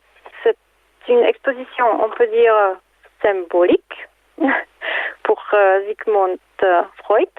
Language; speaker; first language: French; non-native, fluent; Czech